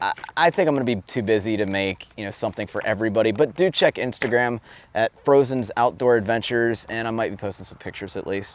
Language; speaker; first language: English; native; English